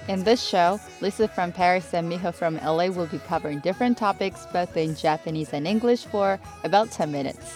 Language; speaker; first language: English; non-native, fluent; Japanese